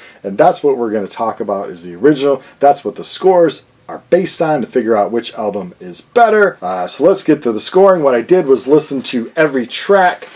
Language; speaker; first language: English; native; English